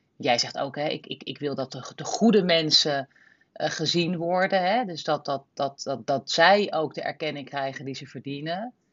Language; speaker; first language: Dutch; native; Dutch